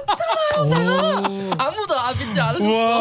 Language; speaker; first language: Korean; native; Korean